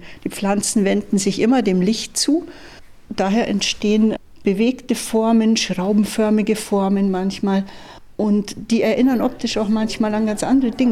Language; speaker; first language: German; native; German